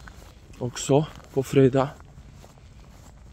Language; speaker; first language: Swedish; non-native, fluent; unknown